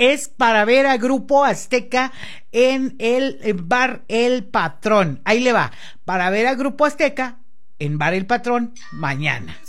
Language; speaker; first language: Spanish; native; Spanish